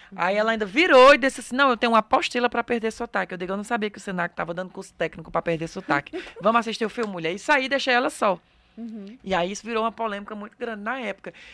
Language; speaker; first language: Portuguese; native; Portuguese